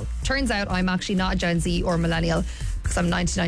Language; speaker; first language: English; native; English